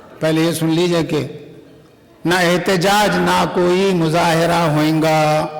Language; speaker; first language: Urdu; native; Urdu